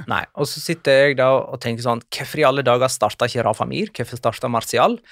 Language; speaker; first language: Norwegian; native; Norwegian